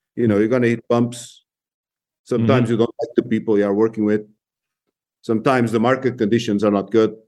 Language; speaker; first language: English; non-native, fluent; Portuguese